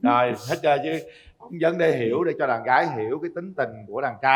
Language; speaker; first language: Vietnamese; native; Vietnamese